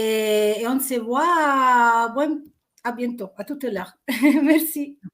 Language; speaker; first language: French; non-native, fluent; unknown